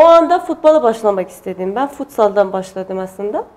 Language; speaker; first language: Turkish; non-native, fluent; Persian